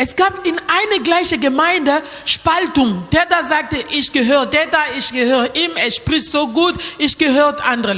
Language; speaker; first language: German; non-native, learner; French